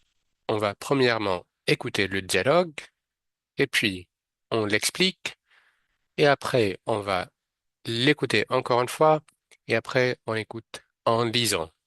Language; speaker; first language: French; non-native, fluent; Arabic